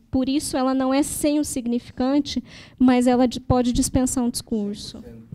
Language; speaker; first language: Portuguese; native; Portuguese